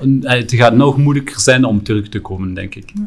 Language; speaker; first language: Dutch; non-native, local second language; French